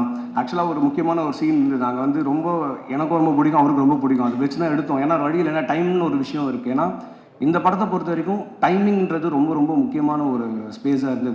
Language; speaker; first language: Tamil; native; Tamil